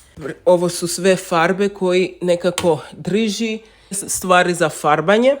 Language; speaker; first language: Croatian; non-native, learner; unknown